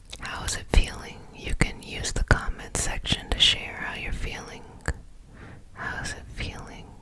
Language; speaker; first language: English; native; English